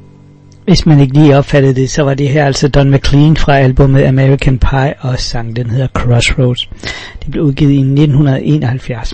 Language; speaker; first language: Danish; native; Danish